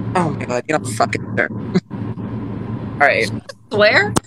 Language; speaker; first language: English; native; English